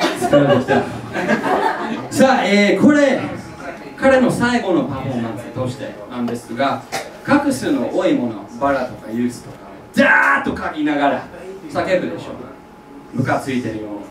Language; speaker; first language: Japanese; non-native, fluent; English